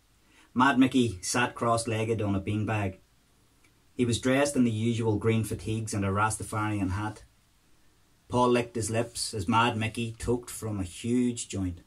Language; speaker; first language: English; native; English